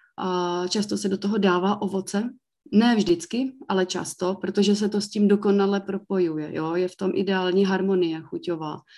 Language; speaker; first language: Czech; native; Czech